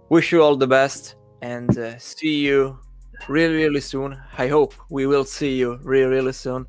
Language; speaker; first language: English; non-native, learner; Italian